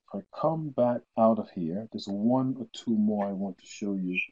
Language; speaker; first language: English; native; English